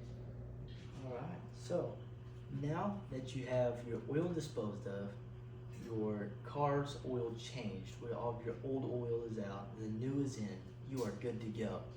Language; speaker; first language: English; native; English